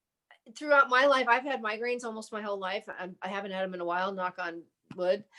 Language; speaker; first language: English; native; English